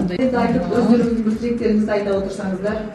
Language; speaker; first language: Kazakh; native; Kazakh